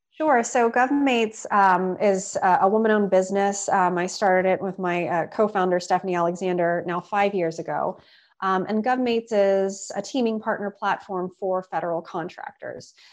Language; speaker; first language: English; native; English